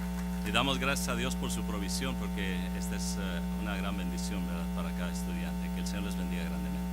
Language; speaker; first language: Spanish; native; Spanish